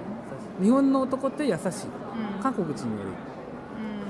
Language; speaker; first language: Japanese; non-native, fluent; Korean